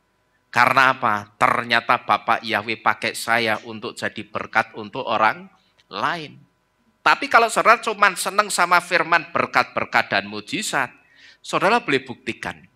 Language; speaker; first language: Indonesian; native; Indonesian